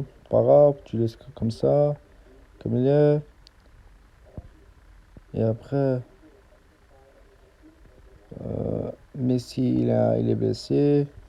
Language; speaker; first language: French; native; French